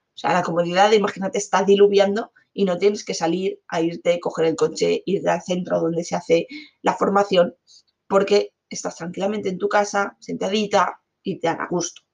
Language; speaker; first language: Spanish; native; Spanish